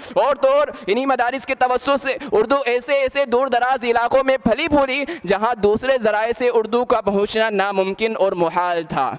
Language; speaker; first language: Urdu; native; Urdu